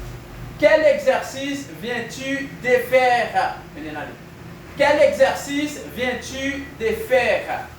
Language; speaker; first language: French; non-native, fluent; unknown